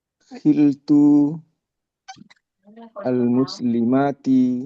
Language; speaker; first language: Arabic; non-native, learner; Indonesian